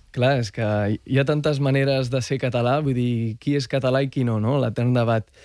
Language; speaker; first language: Catalan; early bilingual, other home language; Arabic